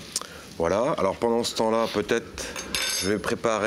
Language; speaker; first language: French; native; French